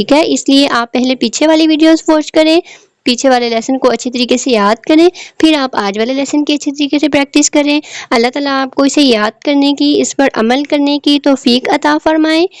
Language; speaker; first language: Urdu; native; Urdu